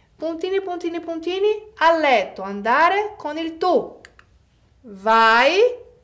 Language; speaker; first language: Italian; non-native, fluent; Portuguese